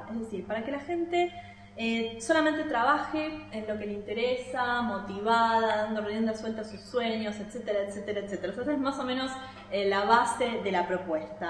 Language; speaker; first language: Spanish; native; Spanish